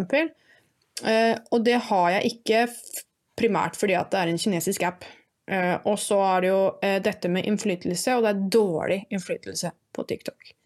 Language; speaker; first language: Norwegian; native; Norwegian